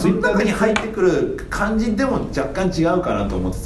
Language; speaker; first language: Japanese; native; Japanese